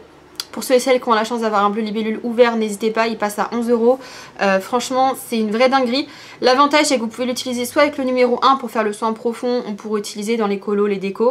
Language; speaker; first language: French; native; French